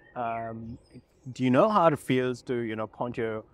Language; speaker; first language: English; non-native, local second language; Hindi